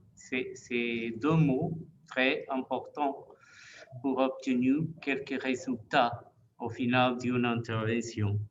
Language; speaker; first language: French; non-native, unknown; Portuguese